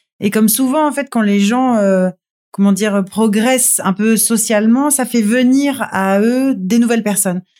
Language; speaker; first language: French; native; French